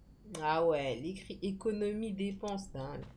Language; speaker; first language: French; native; French